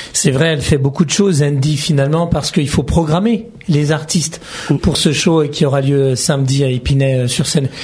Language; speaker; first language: French; native; French